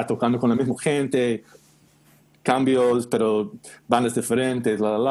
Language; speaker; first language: Spanish; non-native, learner; English